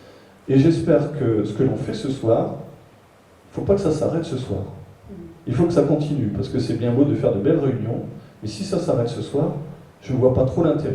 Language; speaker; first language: French; native; French